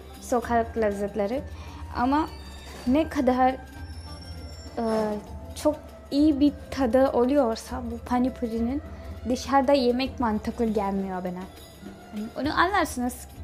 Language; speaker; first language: Turkish; non-native, learner; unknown